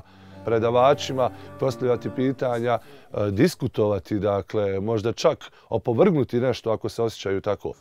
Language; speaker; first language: Bosnian; native; Bosnian